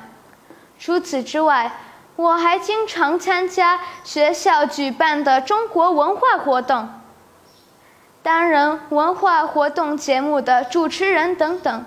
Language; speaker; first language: Chinese; early bilingual, other home language; Urdu